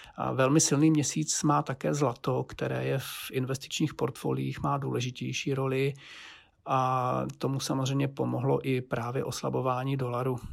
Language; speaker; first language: Czech; native; Czech